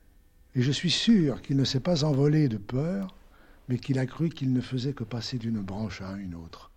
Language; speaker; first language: French; native; French